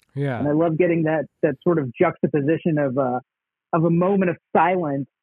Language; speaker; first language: English; native; English